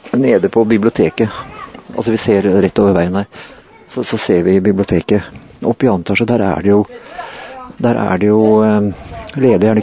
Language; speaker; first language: Norwegian; native; Norwegian